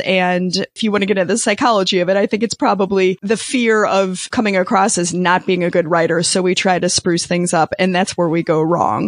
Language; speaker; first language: English; native; English